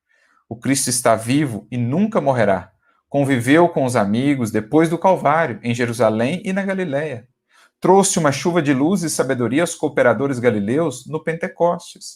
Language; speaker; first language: Portuguese; native; Portuguese